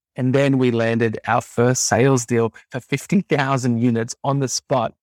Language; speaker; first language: English; native; English